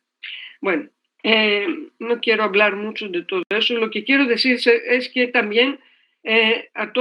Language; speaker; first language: Spanish; non-native, fluent; Greek